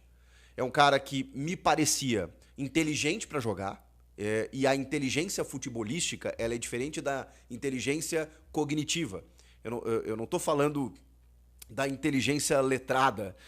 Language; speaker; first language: Portuguese; native; Portuguese